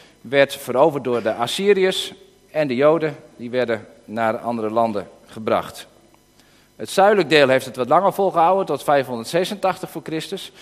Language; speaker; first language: Dutch; native; Dutch